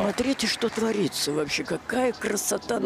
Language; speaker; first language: Russian; native; Russian